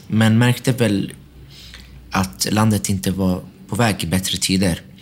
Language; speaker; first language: Swedish; early bilingual, other home language; Arabic